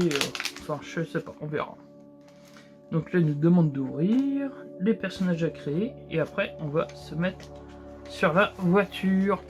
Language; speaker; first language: French; native; French